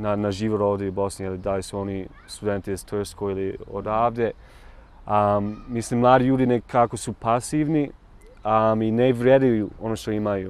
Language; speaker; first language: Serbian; non-native, learner; English